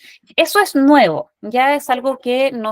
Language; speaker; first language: Spanish; native; Spanish